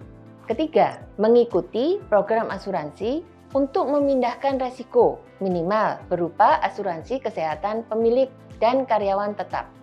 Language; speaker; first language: Indonesian; native; Indonesian